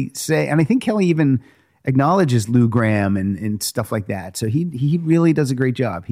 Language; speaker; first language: English; native; English